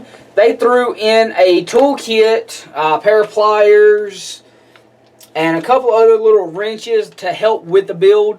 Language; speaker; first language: English; native; English